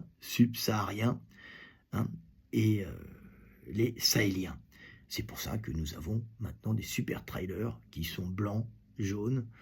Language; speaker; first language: French; native; French